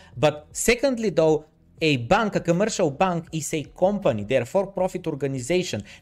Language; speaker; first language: English; non-native, fluent; Bulgarian